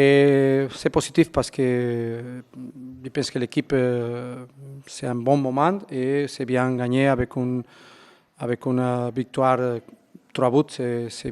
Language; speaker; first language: French; non-native, fluent; Spanish